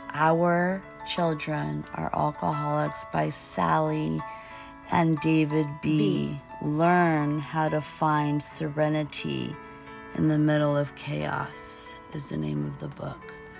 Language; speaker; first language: English; early bilingual, other home language; Portuguese